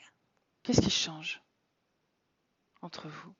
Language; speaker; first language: French; native; French